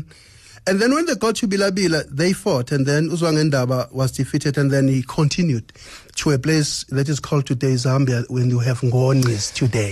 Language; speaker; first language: English; non-native, local second language; Zulu